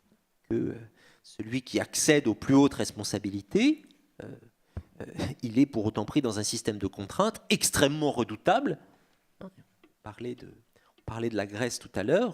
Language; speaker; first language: French; native; French